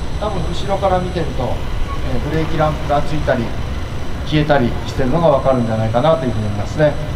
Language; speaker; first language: Japanese; native; Japanese